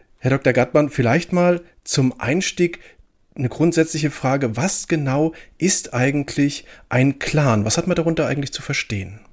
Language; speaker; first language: German; native; German